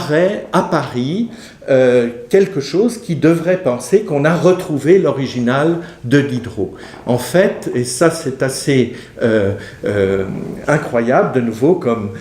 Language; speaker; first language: French; native; French